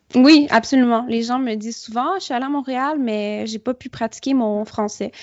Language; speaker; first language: French; native; French